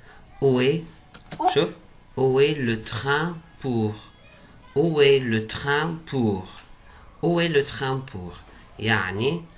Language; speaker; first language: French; non-native, fluent; Arabic